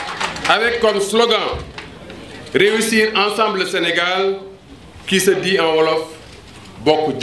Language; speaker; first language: French; non-native, local second language; Wolof